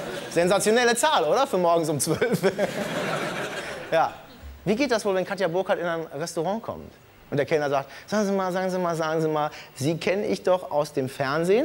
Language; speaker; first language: German; native; German